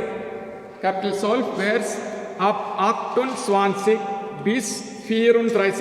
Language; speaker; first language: German; non-native, learner; Malayalam